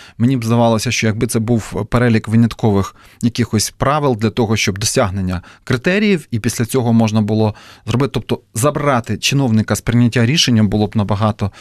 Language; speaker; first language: Ukrainian; native; Ukrainian